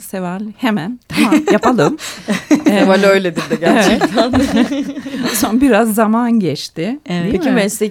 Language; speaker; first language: Turkish; non-native, fluent; Swedish